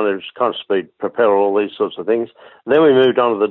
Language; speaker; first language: English; native; English